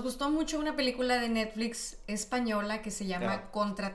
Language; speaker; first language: Spanish; native; Spanish